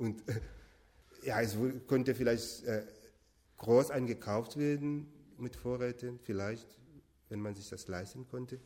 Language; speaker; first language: German; non-native, fluent; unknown